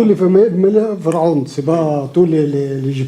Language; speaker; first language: French; non-native, learner; Arabic